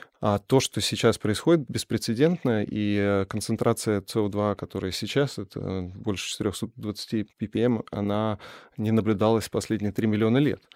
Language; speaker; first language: Russian; native; Russian